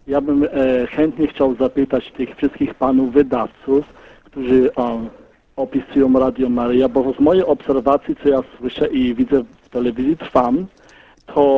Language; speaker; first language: Polish; early bilingual, heritage; Polish